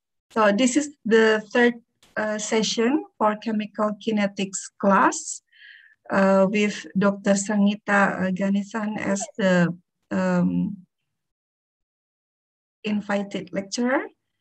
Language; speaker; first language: English; non-native, fluent; Indonesian